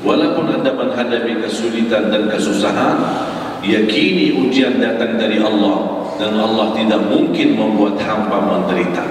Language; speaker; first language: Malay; non-native, fluent; Arabic